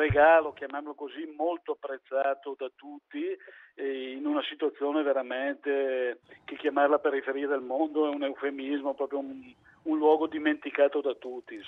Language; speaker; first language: Italian; native; Italian